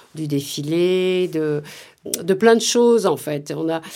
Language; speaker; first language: French; native; French